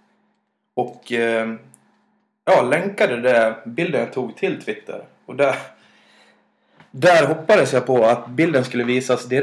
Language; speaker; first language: Swedish; native; Swedish